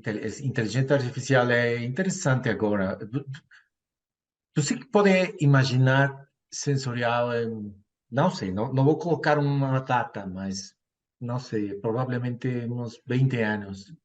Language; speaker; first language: Portuguese; non-native, fluent; Spanish